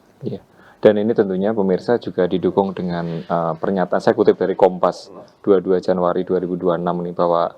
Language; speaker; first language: Indonesian; native; Indonesian